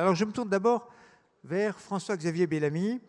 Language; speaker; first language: French; native; French